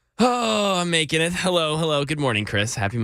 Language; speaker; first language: English; native; English